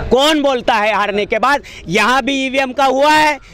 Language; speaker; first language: Hindi; non-native, local second language; Marathi